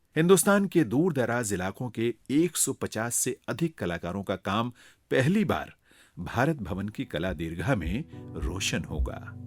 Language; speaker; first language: Hindi; native; Hindi